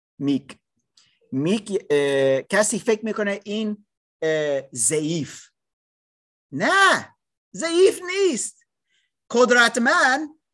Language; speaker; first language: Persian; non-native, learner; English